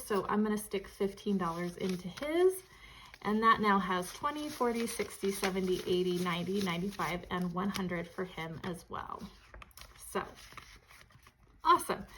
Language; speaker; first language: English; native; English